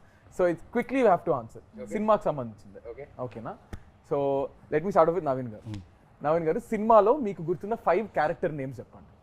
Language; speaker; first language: Telugu; native; Telugu